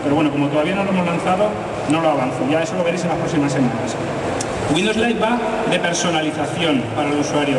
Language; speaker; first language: Spanish; native; Spanish